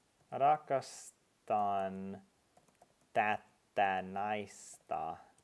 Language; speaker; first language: Finnish; non-native, learner; English